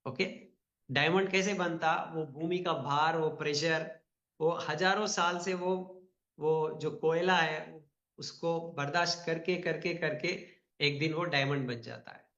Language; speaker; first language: Hindi; non-native, local second language; Telugu